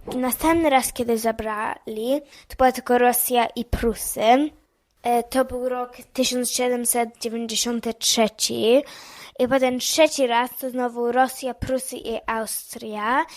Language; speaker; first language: Polish; early bilingual, heritage; Polish